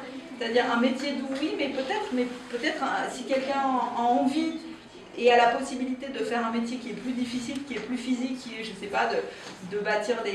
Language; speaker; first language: French; native; French